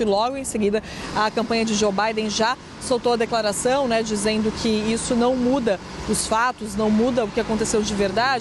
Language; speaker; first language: Portuguese; native; Portuguese